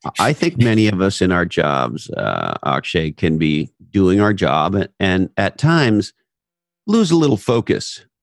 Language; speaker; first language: English; native; English